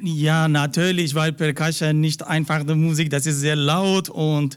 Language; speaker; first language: German; non-native, learner; Persian